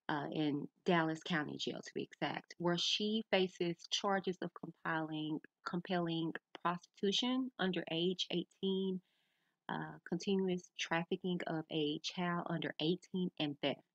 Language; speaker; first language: English; native; English